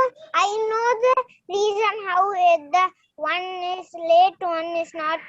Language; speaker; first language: English; non-native, learner; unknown